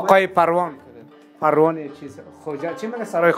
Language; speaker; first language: Persian; native; Persian